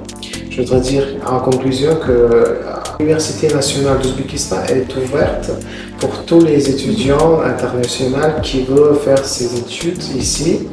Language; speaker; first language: French; non-native, fluent; Uzbek